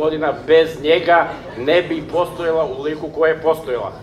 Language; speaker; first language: Serbian; native; Serbian